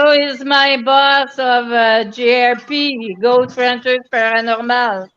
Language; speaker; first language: English; non-native, local second language; French